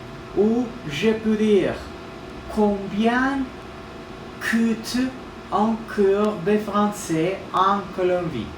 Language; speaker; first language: French; non-native, fluent; Spanish